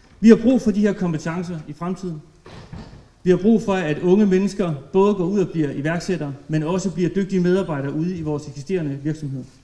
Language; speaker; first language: Danish; native; Danish